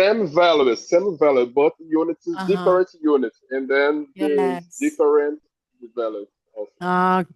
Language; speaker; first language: English; non-native, learner; Portuguese